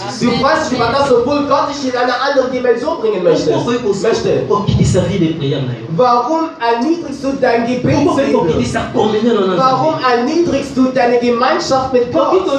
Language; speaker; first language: German; non-native, learner; French